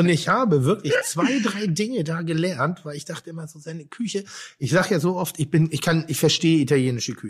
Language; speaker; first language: German; native; German